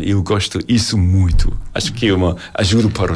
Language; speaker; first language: Portuguese; non-native, learner; German